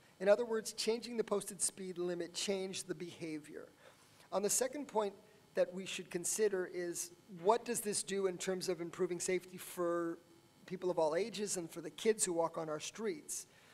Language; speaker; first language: English; native; English